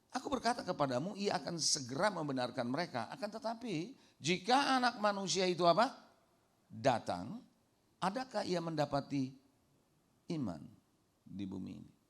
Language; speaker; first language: Indonesian; native; Indonesian